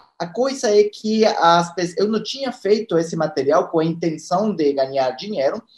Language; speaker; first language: Portuguese; non-native, fluent; Spanish